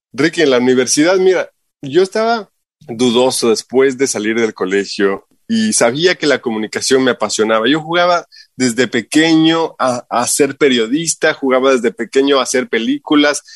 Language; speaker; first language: Spanish; native; Spanish